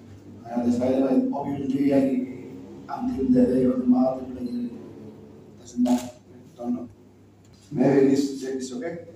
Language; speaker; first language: English; non-native, learner; Spanish